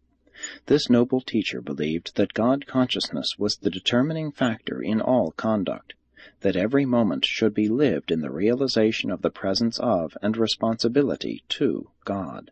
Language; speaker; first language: English; native; English